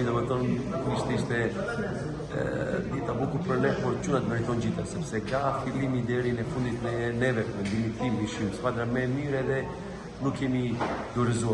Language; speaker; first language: Albanian; non-native, learner; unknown